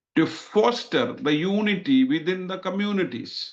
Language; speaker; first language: English; non-native, local second language; Malayalam